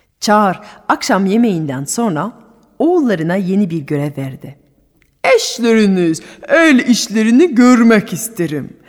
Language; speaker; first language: Turkish; non-native, fluent; French